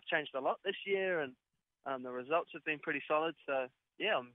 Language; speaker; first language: English; native; English